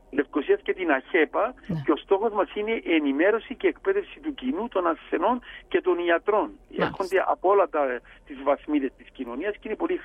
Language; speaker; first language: Greek; native; Greek